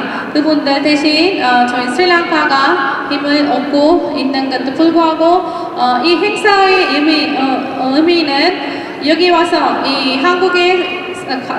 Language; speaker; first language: Korean; non-native, fluent; Sinhala